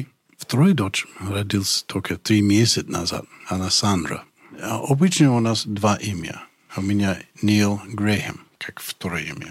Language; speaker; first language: Russian; non-native, learner; English